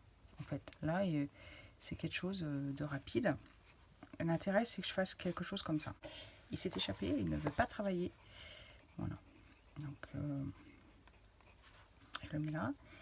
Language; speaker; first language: French; native; French